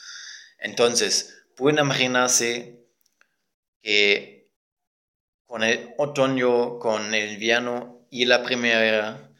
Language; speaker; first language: Spanish; non-native, fluent; German